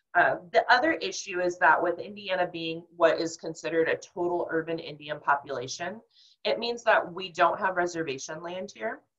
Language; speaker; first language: English; native; English